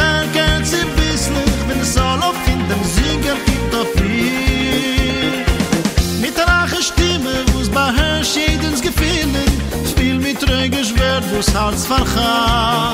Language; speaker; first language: English; native; English